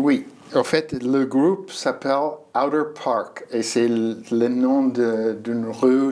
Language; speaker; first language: French; non-native, fluent; English